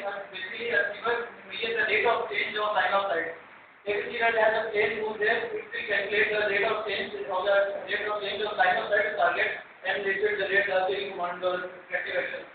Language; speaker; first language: English; non-native, learner; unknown